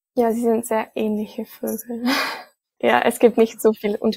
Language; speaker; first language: German; non-native, fluent; English